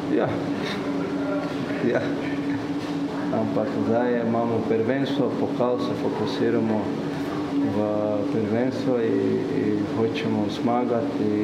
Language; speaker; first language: Slovenian; non-native, fluent; Portuguese